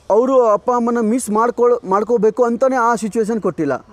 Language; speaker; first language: Kannada; non-native, fluent; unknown